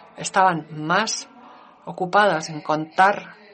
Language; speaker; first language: Spanish; non-native, fluent; Danish